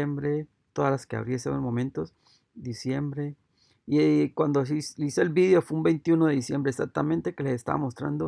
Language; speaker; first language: Spanish; native; Spanish